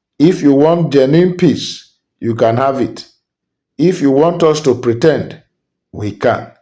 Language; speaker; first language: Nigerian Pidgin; non-native, local second language; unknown